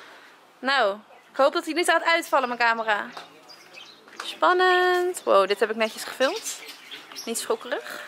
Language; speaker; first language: Dutch; native; Dutch